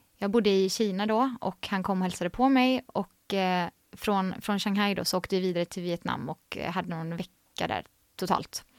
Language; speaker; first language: Swedish; native; Swedish